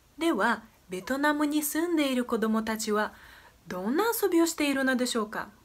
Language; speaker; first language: Japanese; non-native, fluent; Portuguese